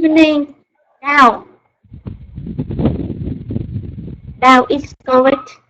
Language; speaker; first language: English; non-native, learner; Vietnamese